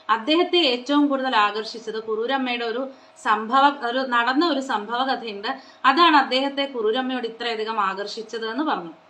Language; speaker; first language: Malayalam; non-native, local second language; Konkani